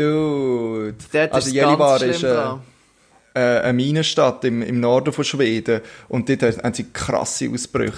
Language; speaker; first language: German; native; German